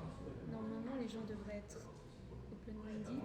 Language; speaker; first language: French; native; French